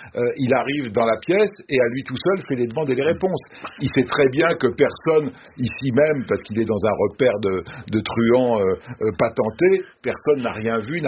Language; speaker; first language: French; native; French